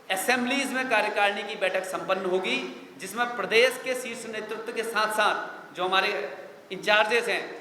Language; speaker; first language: Hindi; native; Hindi